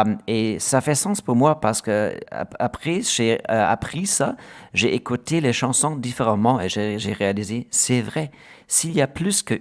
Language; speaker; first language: French; non-native, learner; German